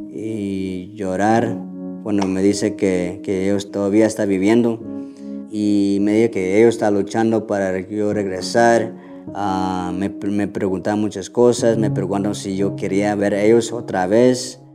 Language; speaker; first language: Spanish; early bilingual, heritage; Spanish